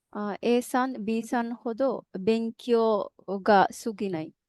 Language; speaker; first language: Japanese; non-native, learner; Bangla